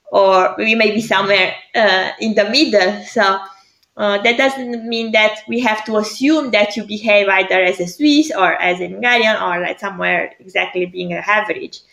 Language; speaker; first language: English; non-native, fluent; Greek